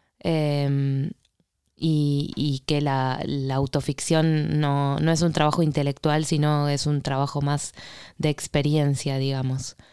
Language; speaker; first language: Spanish; native; Spanish